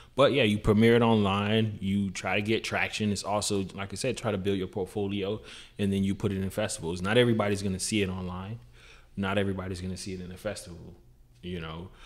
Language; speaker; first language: English; native; English